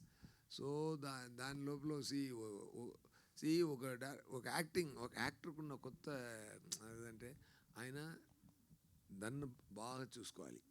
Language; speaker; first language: Telugu; non-native, learner; Tamil